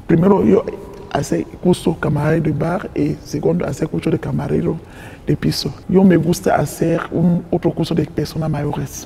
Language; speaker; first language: Spanish; non-native, learner; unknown